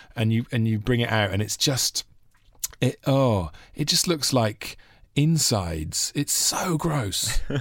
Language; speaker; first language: English; native; English